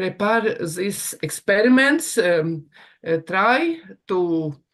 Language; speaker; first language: English; non-native, learner; Latvian